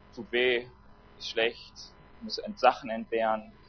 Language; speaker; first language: German; native; German